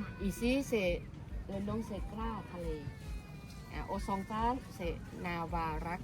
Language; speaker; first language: French; non-native, learner; Thai